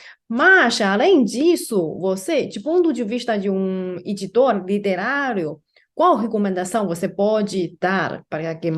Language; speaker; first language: Portuguese; non-native, fluent; Chinese